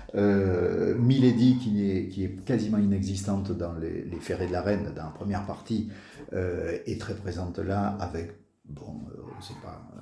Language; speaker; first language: French; native; French